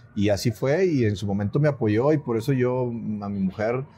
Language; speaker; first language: Spanish; native; Spanish